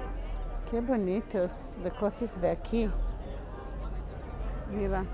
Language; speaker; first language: Spanish; non-native, learner; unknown